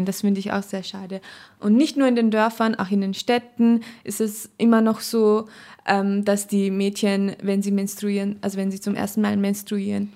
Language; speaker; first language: German; non-native, fluent; Nepali